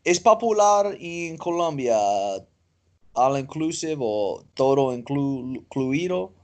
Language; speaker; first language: Spanish; non-native, learner; English